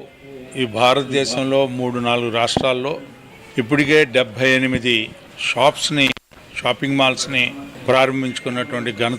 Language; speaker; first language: Telugu; native; Telugu